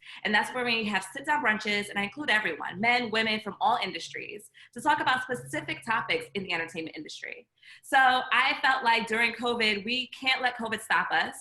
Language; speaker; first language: English; native; English